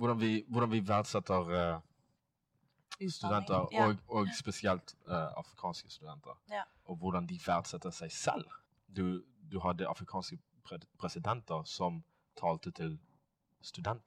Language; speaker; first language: Norwegian; non-native, fluent; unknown